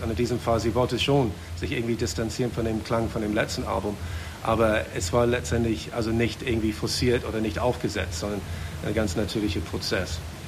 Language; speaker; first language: German; non-native, fluent; English